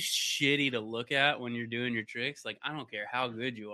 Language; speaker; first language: English; native; English